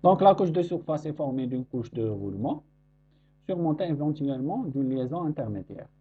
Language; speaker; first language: French; non-native, local second language; Arabic